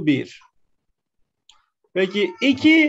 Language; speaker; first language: Turkish; non-native, fluent; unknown